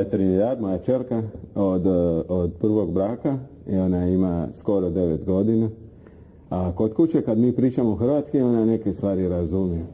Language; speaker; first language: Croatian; non-native, fluent; Spanish